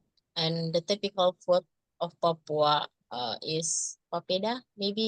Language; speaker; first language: English; non-native, learner; Indonesian